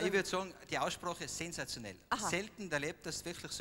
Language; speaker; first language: German; native; German